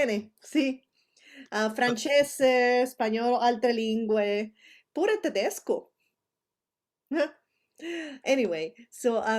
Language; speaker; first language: Italian; non-native, fluent; Spanish